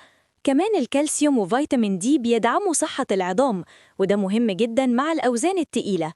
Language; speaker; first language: Arabic; native; Arabic